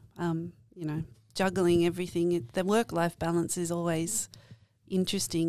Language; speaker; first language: English; native; English